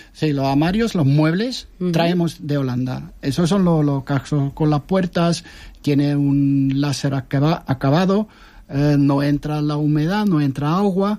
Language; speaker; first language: Spanish; non-native, fluent; Dutch